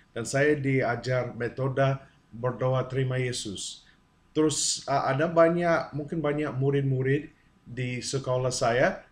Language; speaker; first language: Indonesian; non-native, fluent; English